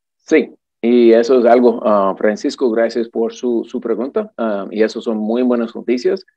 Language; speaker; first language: Spanish; non-native, fluent; English